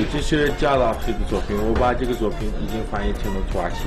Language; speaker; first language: Chinese; non-native, fluent; Turkish